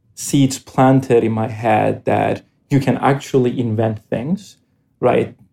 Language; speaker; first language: English; non-native, fluent; Greek